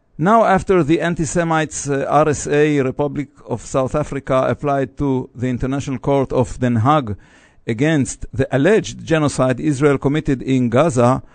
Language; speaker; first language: English; non-native, fluent; Hebrew